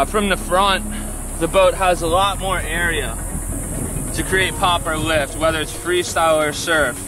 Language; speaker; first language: English; native; English